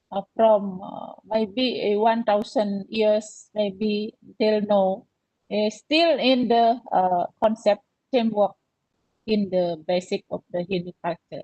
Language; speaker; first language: English; non-native, learner; Indonesian